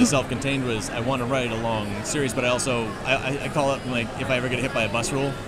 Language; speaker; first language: English; native; English